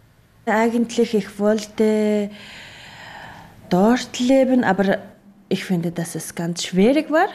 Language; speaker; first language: German; non-native, learner; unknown